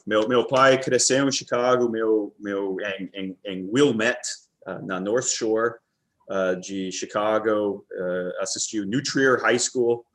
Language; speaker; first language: Portuguese; non-native, fluent; English